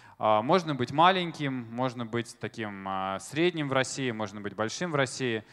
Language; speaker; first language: Russian; native; Russian